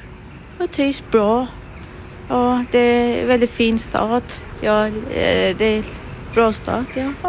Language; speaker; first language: Swedish; non-native, learner; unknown